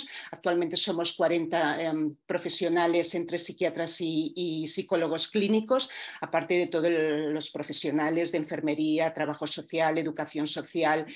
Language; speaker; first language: Spanish; native; Spanish